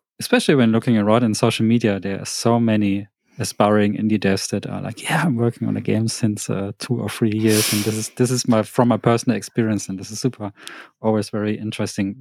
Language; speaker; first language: English; non-native, fluent; German